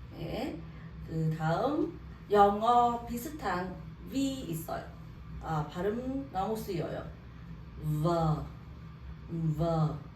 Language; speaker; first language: Korean; non-native, learner; Vietnamese